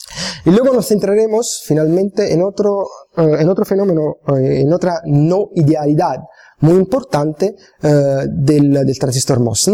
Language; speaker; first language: Spanish; non-native, fluent; Italian